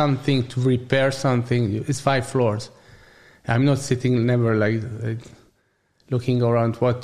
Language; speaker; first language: English; non-native, learner; Hungarian